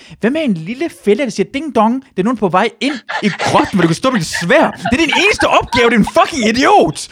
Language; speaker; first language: Danish; early bilingual, other home language; Persian